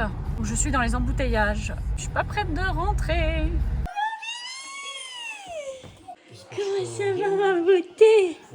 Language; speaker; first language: French; native; French